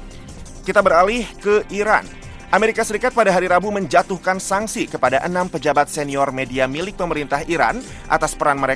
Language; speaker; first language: Indonesian; native; Indonesian